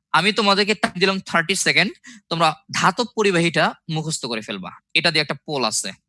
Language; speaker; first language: Bangla; native; Bangla